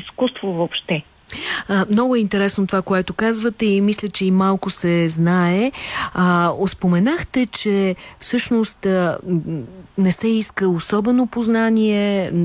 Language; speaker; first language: Bulgarian; native; Bulgarian